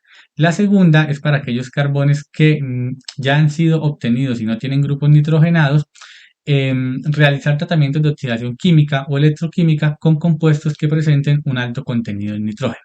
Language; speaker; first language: Spanish; native; Spanish